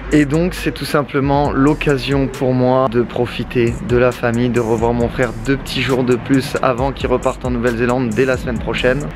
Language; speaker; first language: French; native; French